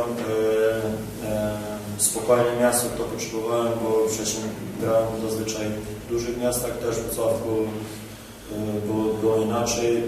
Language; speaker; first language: Polish; non-native, fluent; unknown